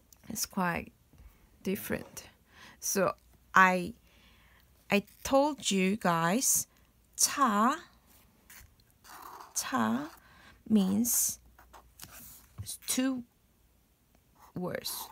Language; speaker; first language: English; non-native, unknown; Korean